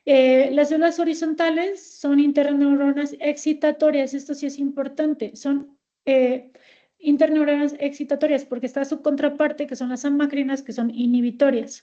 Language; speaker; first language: Spanish; native; Spanish